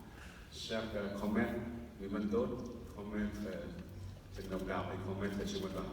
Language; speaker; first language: French; non-native, fluent; Vietnamese